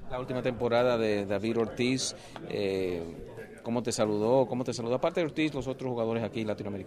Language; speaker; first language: Spanish; native; Spanish